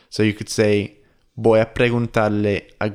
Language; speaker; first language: Spanish; non-native, fluent; English